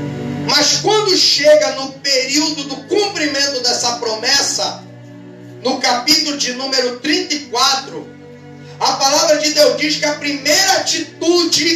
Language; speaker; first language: Portuguese; native; Portuguese